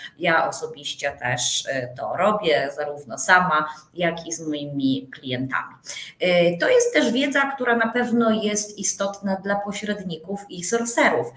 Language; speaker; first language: Polish; native; Polish